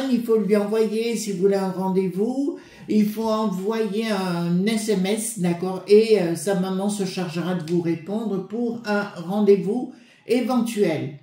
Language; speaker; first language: French; native; French